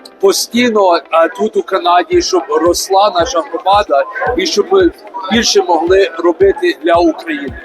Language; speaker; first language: Ukrainian; early bilingual, heritage; Ukrainian